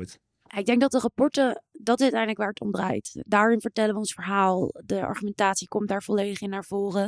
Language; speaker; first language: Dutch; native; Dutch